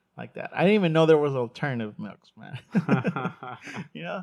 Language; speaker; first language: English; early bilingual, other home language; Spanish